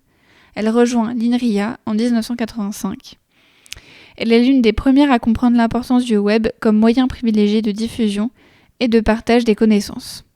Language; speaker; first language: French; native; French